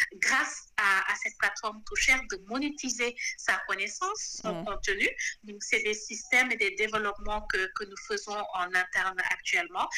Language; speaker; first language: French; non-native, local second language; Wolof